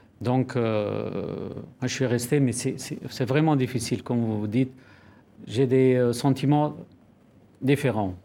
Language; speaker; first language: French; non-native, fluent; Persian